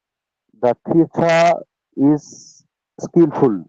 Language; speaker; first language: English; non-native, learner; Bangla